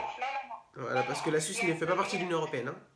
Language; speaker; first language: French; native; French